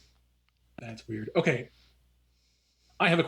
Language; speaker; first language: English; native; English